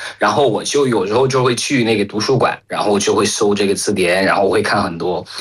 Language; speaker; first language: Chinese; non-native, fluent; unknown